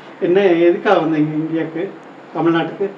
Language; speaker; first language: Tamil; native; Tamil